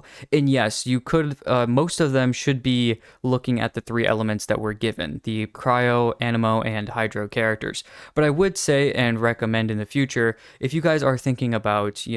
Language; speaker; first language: English; native; English